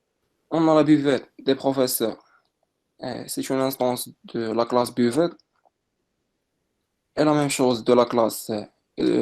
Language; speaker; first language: French; non-native, local second language; Arabic